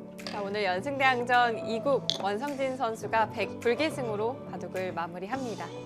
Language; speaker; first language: Korean; native; Korean